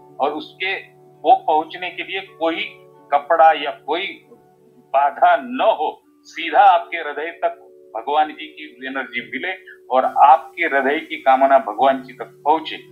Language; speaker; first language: Hindi; non-native, local second language; Marathi